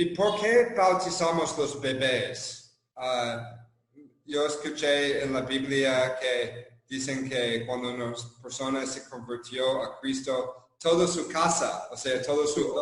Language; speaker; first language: Spanish; non-native, fluent; English